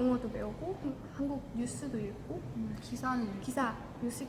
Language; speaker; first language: Korean; non-native, fluent; Estonian